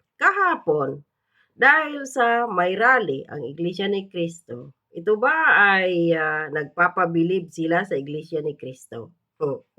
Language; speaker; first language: Filipino; native; Filipino